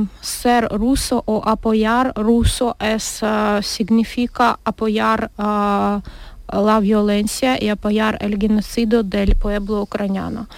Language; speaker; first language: Spanish; non-native, learner; Ukrainian